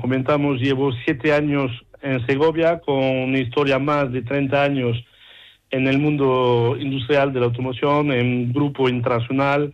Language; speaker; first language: Spanish; non-native, fluent; French